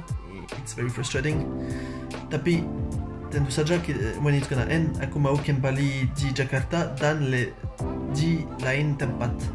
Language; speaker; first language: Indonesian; non-native, learner; French